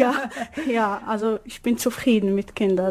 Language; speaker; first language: German; non-native, learner; Arabic